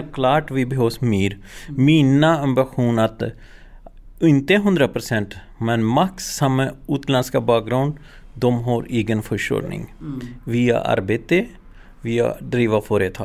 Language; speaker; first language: Swedish; non-native, learner; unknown